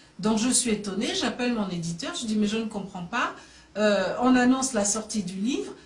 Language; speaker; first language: French; native; French